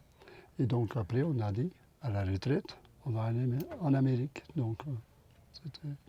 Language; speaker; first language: French; non-native, local second language; Dutch